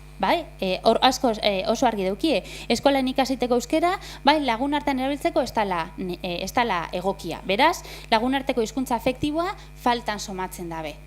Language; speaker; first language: Basque; native; Basque